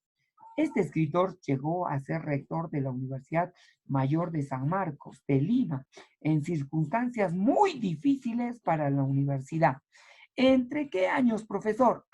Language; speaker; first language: Spanish; native; Spanish